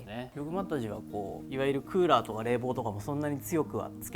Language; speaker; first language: Japanese; native; Japanese